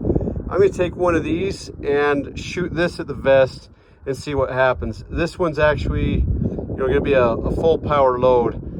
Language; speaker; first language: English; native; English